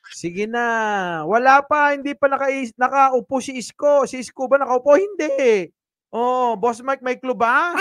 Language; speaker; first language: Filipino; non-native, local second language; Iloko